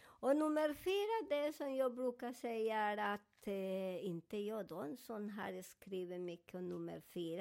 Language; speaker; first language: Swedish; non-native, fluent; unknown